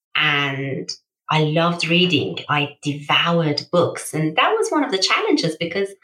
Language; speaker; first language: English; early bilingual, other home language; Persian